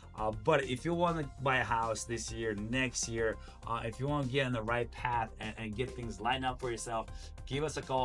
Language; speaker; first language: English; non-native, fluent; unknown